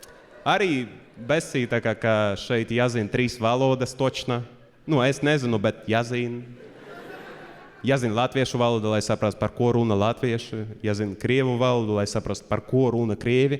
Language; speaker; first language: Latvian; early bilingual, other home language; Russian